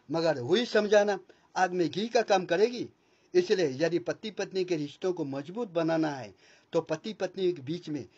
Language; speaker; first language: Hindi; non-native, local second language; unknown